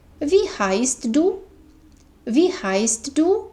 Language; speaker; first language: German; non-native, fluent; Ukrainian